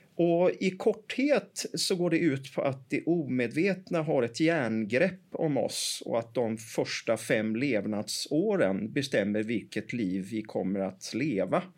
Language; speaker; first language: Swedish; early bilingual, other home language; Persian